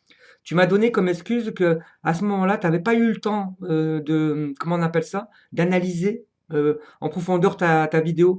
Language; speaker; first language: French; native; French